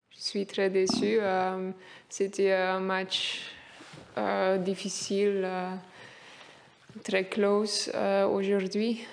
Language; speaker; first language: French; non-native, local second language; Dutch